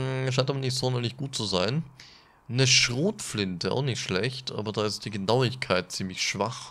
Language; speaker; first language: German; native; German